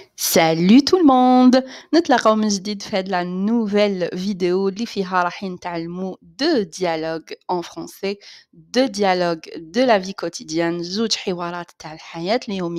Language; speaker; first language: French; non-native, local second language; Arabic